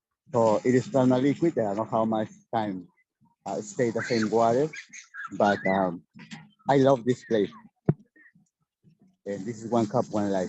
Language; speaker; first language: English; non-native, learner; Spanish